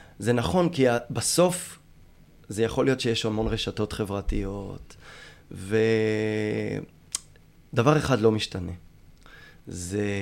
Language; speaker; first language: Hebrew; native; Hebrew